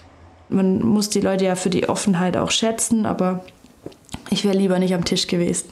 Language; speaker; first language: German; native; German